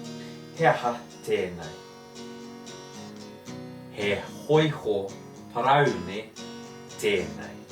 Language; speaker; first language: Māori; non-native, fluent; English